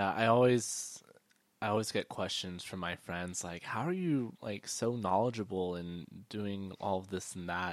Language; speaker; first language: English; native; English